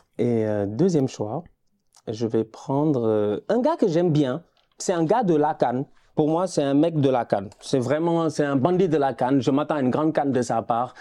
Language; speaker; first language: French; non-native, local second language; Wolof